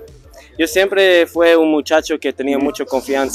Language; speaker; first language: Spanish; early bilingual, heritage; Spanish